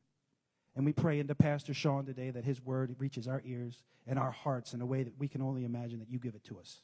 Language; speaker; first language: English; native; English